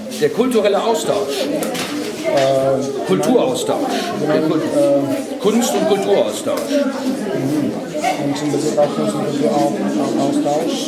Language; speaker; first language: German; non-native, fluent; Ukrainian